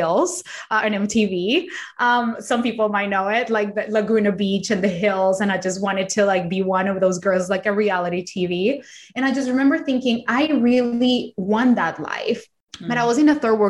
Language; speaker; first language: English; non-native, fluent; Spanish